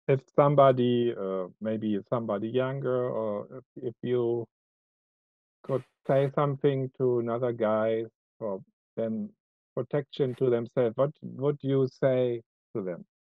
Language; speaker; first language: English; non-native, fluent; German